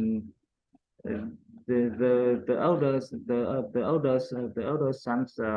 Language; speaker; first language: English; non-native, learner; Vietnamese